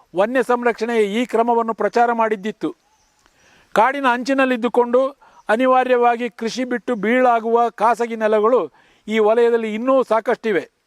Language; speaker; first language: Kannada; native; Kannada